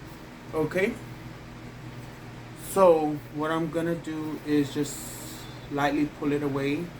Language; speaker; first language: English; native; English